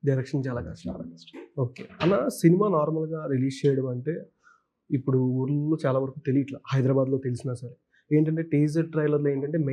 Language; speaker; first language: Telugu; native; Telugu